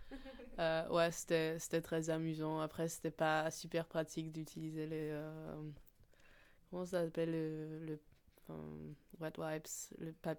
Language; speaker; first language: French; non-native, fluent; Polish